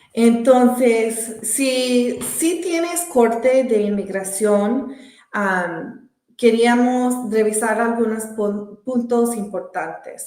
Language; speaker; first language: Spanish; early bilingual, heritage; Spanish